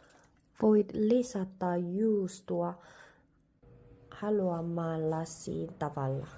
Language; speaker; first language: Finnish; non-native, learner; Korean